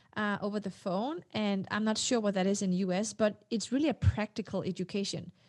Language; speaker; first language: English; non-native, fluent; Danish